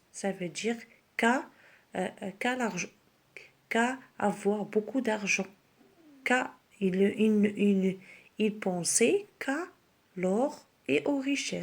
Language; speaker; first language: French; non-native, local second language; Arabic